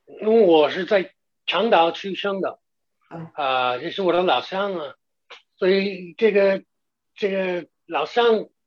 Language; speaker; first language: Chinese; non-native, fluent; English